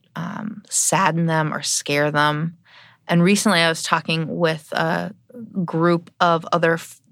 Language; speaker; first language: English; native; English